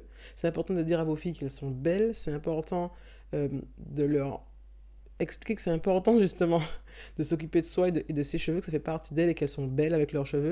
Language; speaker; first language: French; native; French